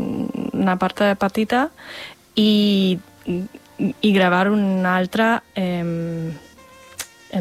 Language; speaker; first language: Catalan; non-native, fluent; German